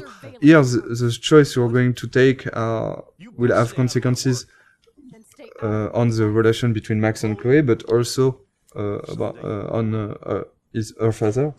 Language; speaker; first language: English; non-native, fluent; French